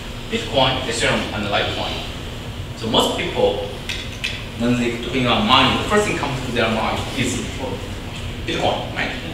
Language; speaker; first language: English; non-native, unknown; Chinese